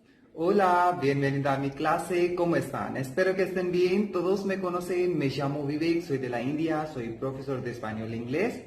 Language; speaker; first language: Spanish; non-native, fluent; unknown